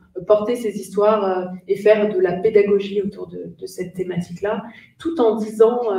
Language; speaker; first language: French; native; French